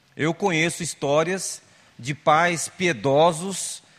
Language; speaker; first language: Portuguese; native; Portuguese